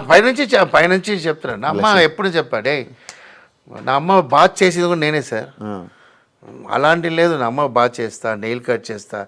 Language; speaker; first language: Telugu; non-native, learner; Tamil